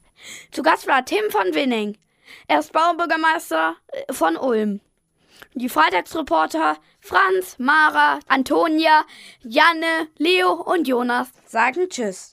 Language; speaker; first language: German; native; German